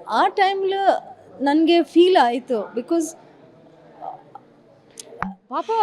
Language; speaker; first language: Kannada; early bilingual, heritage; English